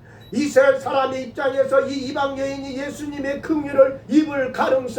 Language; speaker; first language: Korean; native; Korean